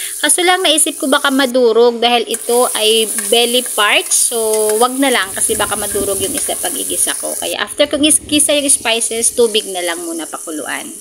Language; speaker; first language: Filipino; non-native, local second language; Cebuano